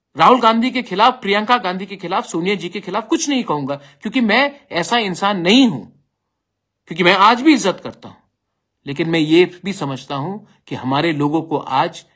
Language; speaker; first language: Hindi; non-native, local second language; Bangla